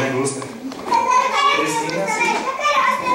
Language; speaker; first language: Spanish; non-native, fluent; English